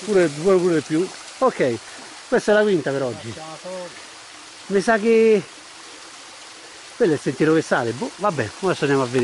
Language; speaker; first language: Italian; native; Italian